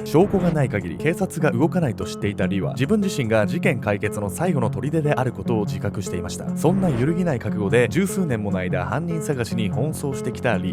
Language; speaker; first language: Japanese; native; Japanese